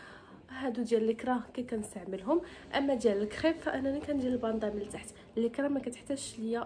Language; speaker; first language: Arabic; native; Arabic